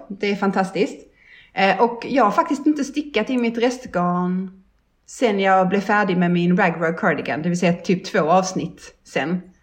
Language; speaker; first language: Swedish; native; Swedish